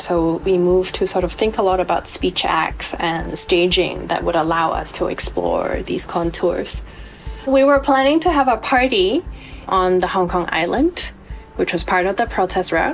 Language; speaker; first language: English; non-native, local second language; Cantonese